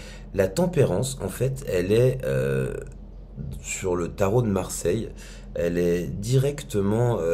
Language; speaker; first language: French; native; French